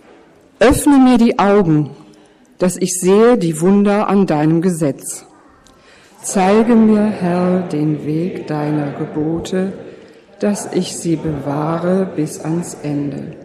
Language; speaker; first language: German; native; German